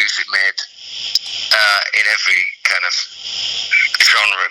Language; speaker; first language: English; native; English